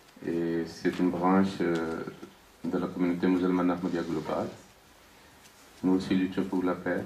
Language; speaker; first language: French; non-native, fluent; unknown